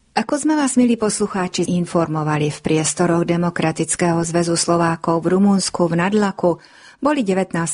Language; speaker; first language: Slovak; early bilingual, heritage; Slovak